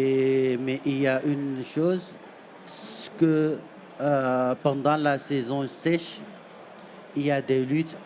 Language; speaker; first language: French; non-native, fluent; Arabic